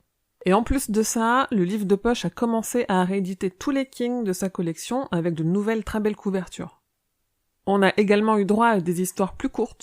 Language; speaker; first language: French; native; French